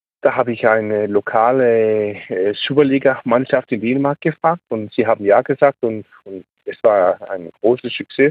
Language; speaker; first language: German; non-native, learner; Danish